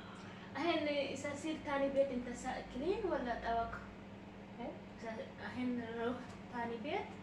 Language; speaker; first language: Arabic; non-native, learner; Oromo